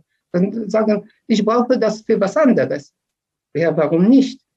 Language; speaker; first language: German; early bilingual, other home language; Polish